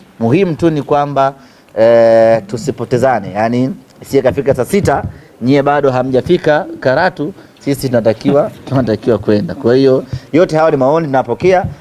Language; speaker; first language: Swahili; native; Swahili